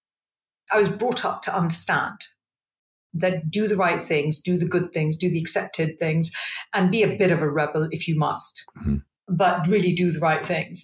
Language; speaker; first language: English; non-native, local second language; Punjabi